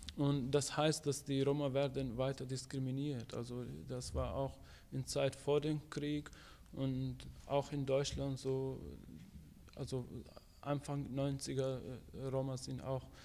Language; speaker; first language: German; non-native, fluent; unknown